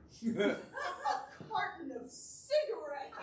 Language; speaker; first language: English; native; English